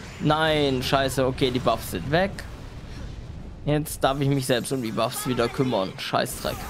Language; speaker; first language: German; native; German